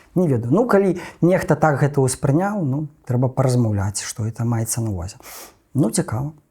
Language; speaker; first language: Belarusian; non-native, local second language; Russian